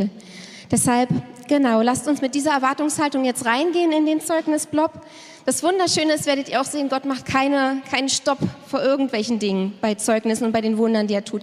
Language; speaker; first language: German; native; German